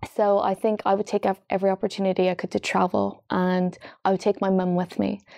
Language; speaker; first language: English; native; English